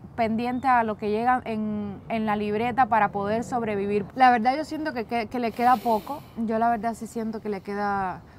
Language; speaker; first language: Spanish; native; Spanish